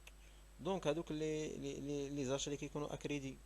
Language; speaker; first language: French; non-native, local second language; Arabic